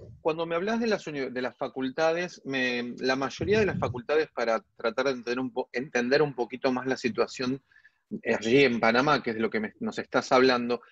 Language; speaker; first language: Spanish; native; Spanish